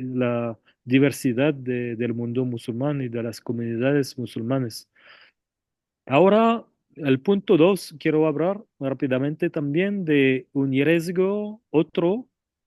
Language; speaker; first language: Spanish; non-native, fluent; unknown